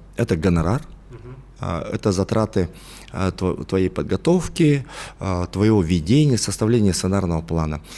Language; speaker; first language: Russian; non-native, local second language; Yakut